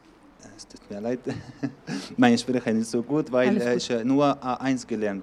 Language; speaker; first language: German; non-native, learner; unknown